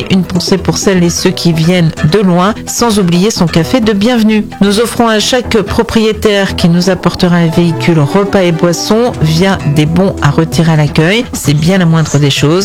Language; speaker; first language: French; native; French